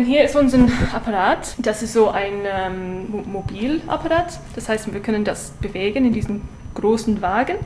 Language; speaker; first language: German; non-native, learner; English